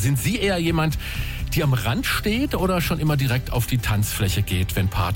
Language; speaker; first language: German; native; German